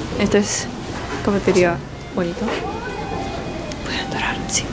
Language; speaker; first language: Spanish; non-native, learner; Japanese